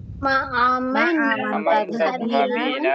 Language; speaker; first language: Arabic; non-native, learner; Indonesian